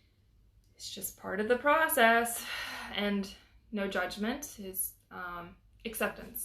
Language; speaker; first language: English; native; English